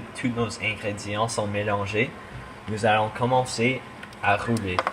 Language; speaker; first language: French; non-native, learner; English